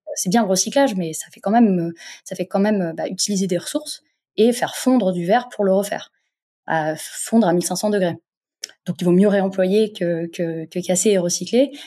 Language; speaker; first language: French; non-native, local second language; Arabic